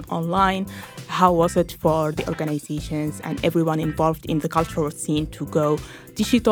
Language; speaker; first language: English; non-native, fluent; Arabic